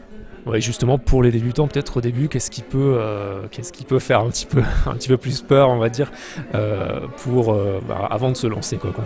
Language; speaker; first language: French; native; French